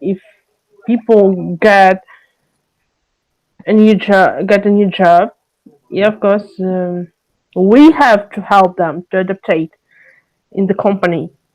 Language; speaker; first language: English; non-native, learner; French